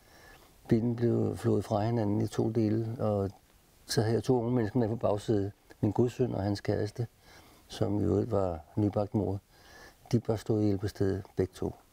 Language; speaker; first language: Danish; native; Danish